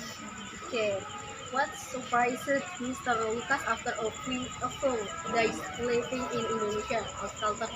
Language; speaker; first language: English; non-native, learner; Indonesian